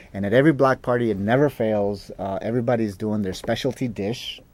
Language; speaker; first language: English; early bilingual, other home language; Spanish